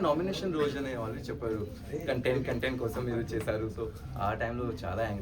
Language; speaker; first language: Telugu; non-native, learner; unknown